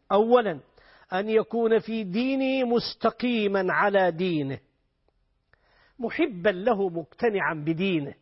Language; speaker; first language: Arabic; native; Arabic